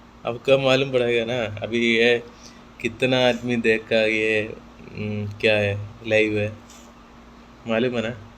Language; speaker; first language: Hindi; non-native, local second language; Malayalam